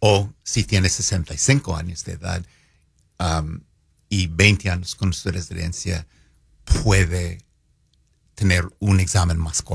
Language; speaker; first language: Spanish; non-native, fluent; English